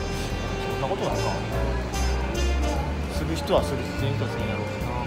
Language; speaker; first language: Japanese; native; Japanese